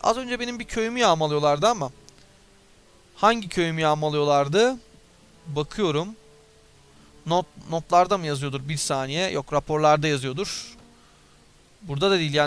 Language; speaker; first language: Turkish; native; Turkish